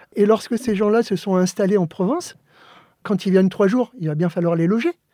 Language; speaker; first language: French; early bilingual, other home language; Spanish